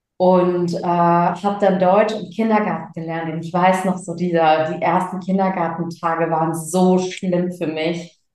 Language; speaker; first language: German; early bilingual, other home language; Tamil